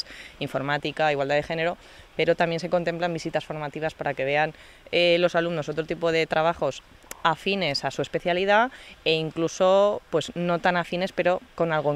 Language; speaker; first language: Spanish; native; Spanish